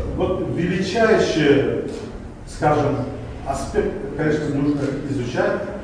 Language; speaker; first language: Russian; non-native, local second language; Tajik